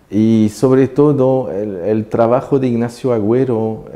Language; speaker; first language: Spanish; non-native, fluent; French